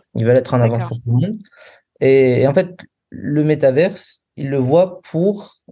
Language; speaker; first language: French; non-native, local second language; Arabic